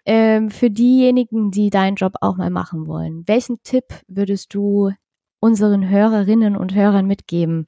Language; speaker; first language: German; native; German